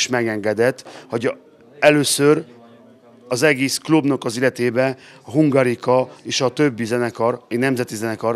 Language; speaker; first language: Hungarian; non-native, fluent; Polish